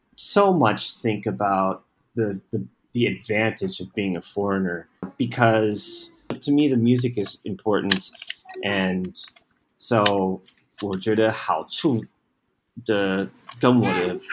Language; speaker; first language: English; native; English